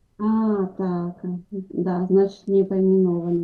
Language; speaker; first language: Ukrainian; non-native, learner; Russian